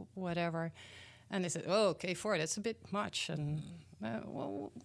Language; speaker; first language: English; non-native, fluent; Dutch